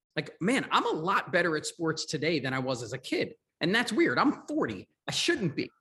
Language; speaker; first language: English; native; English